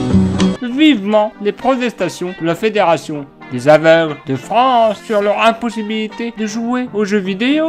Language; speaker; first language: French; native; French